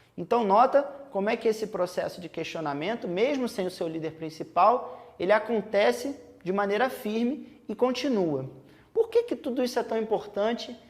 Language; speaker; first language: Portuguese; native; Portuguese